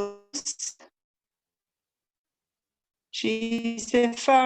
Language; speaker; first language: English; non-native, learner; Russian